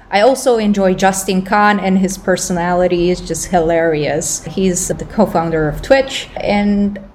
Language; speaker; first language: English; non-native, fluent; Romanian